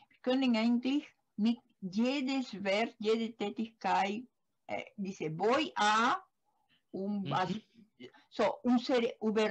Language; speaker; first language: German; non-native, learner; Spanish